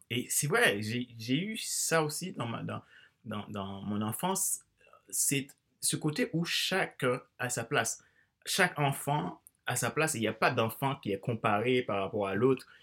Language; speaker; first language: French; non-native, local second language; Haitian Creole